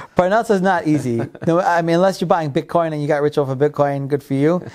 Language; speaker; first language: English; non-native, fluent; Hebrew